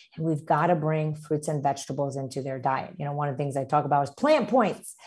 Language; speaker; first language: English; early bilingual, other home language; Romanian